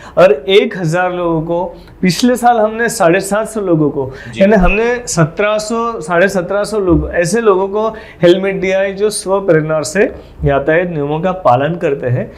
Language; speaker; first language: Hindi; non-native, local second language; Marathi